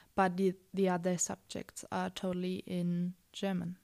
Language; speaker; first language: English; non-native, fluent; German